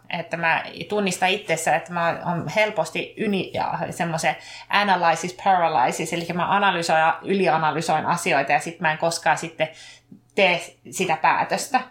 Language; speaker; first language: Finnish; native; Finnish